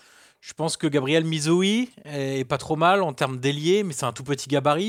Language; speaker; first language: French; native; French